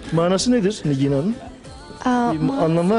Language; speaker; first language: Turkish; native; Turkish